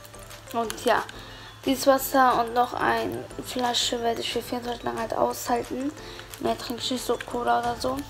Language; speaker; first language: German; early bilingual, other home language; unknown